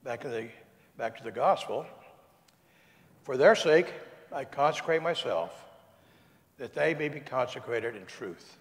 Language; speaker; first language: English; native; English